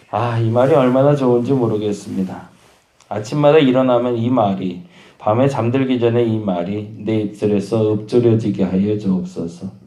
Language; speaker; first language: Korean; native; Korean